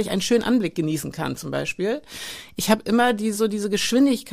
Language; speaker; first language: German; native; German